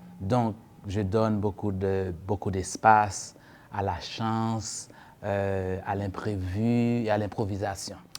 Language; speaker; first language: French; non-native, local second language; Haitian Creole